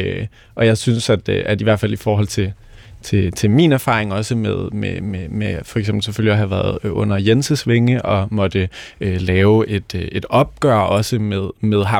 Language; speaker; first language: Danish; native; Danish